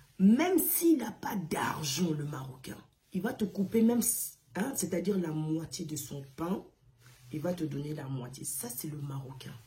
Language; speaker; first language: French; non-native, local second language; Arabic